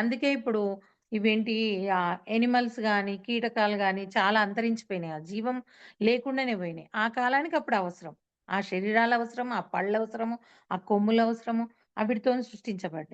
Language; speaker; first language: Telugu; native; Telugu